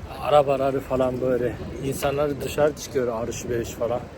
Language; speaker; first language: Turkish; non-native, fluent; Japanese